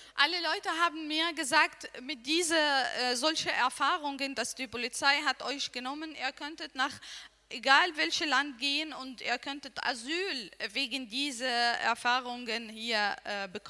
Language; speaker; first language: German; non-native, learner; Arabic